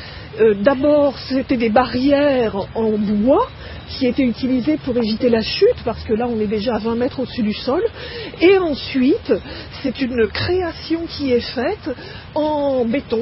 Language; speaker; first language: French; native; French